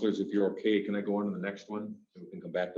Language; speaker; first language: English; native; English